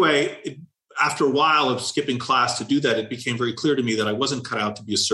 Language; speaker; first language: English; native; English